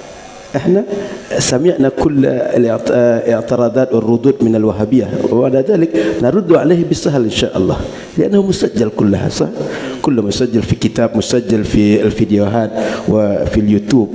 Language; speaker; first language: Arabic; non-native, fluent; Indonesian